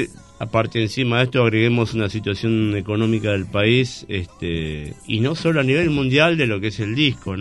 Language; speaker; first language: Spanish; native; Spanish